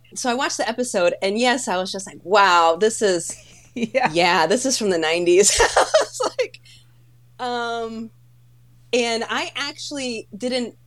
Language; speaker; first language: English; early bilingual, other home language; Polish